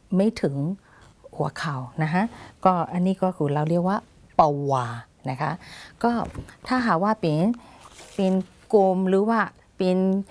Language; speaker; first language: Thai; non-native, fluent; Burmese